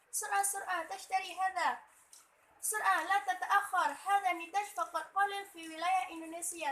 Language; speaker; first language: Arabic; non-native, learner; Indonesian